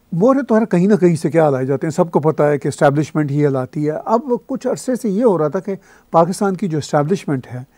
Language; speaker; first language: Urdu; native; Urdu